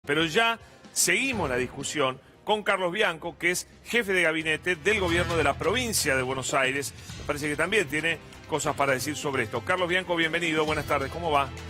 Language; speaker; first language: Spanish; native; Spanish